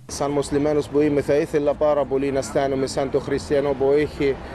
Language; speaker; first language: Greek; early bilingual, other home language; Arabic